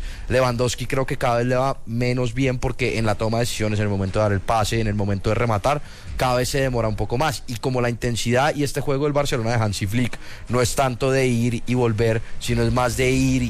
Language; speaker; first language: Spanish; native; Spanish